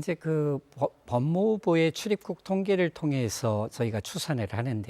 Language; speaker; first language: Korean; native; Korean